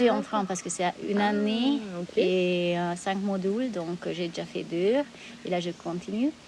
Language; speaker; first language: French; non-native, fluent; Hungarian